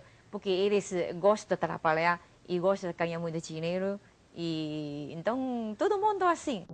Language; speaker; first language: Portuguese; non-native, learner; Chinese